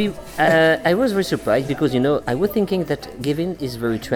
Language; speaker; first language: English; non-native, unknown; French